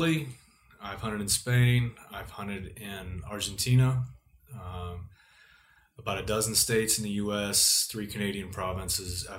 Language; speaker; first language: English; native; English